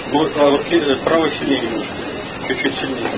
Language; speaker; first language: Russian; native; Russian